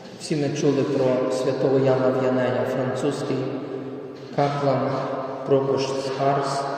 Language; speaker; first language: Ukrainian; non-native, fluent; Polish